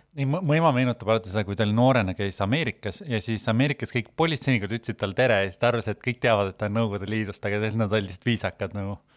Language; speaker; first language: Estonian; native; Estonian